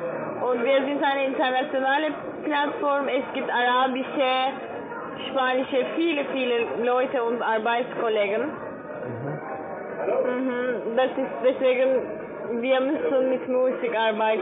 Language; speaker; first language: German; non-native, learner; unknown